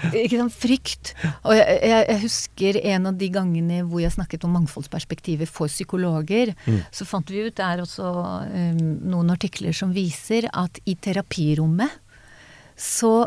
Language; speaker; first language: Norwegian; non-native, fluent; Hebrew